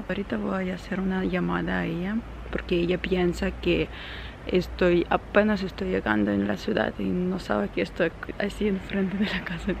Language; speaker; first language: Spanish; non-native, fluent; Ukrainian